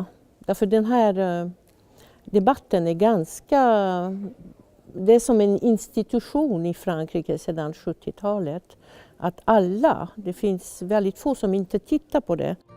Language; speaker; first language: Swedish; non-native, fluent; French